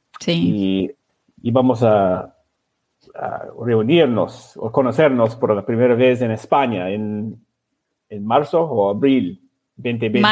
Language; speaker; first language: Spanish; non-native, learner; English